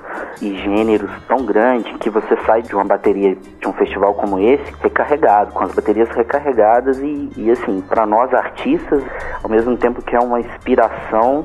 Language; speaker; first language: Portuguese; native; Portuguese